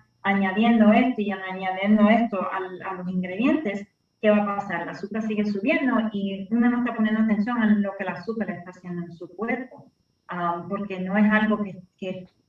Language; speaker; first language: Spanish; early bilingual, heritage; Spanish